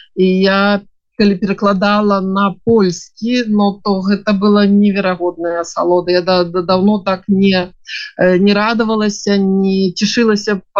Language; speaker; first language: Belarusian; non-native, local second language; Russian